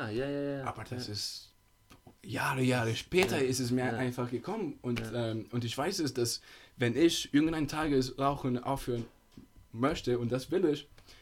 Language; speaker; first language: German; non-native, fluent; Italian